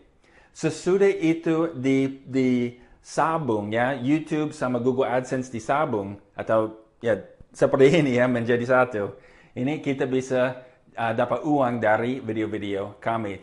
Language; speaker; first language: Indonesian; non-native, fluent; English